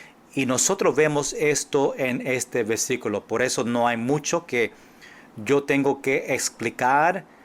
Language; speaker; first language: Spanish; non-native, fluent; English